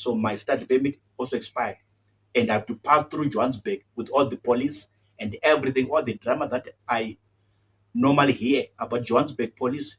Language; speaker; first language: English; non-native, local second language; Shona